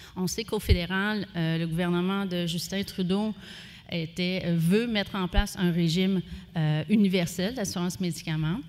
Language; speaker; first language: French; native; French